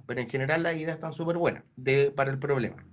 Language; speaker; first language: Spanish; native; Spanish